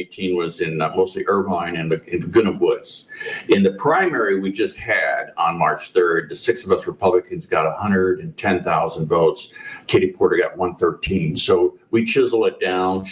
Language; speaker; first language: English; native; English